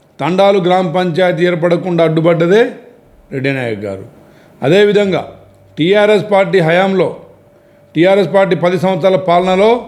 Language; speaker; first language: Telugu; non-native, local second language; Lambadi